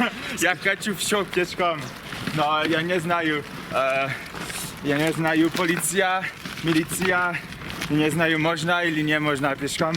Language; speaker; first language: Russian; non-native, learner; Chinese